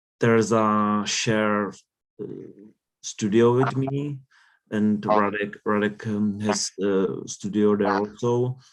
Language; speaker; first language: English; non-native, learner; Czech